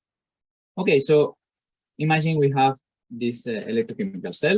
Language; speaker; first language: English; non-native, fluent; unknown